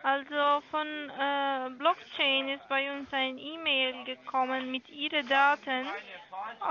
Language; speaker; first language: German; non-native, learner; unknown